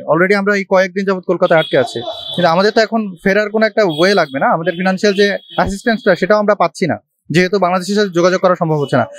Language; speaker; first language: Bangla; native; Bangla